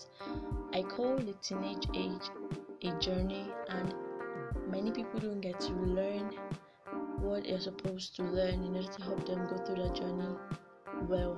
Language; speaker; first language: English; non-native, local second language; Yoruba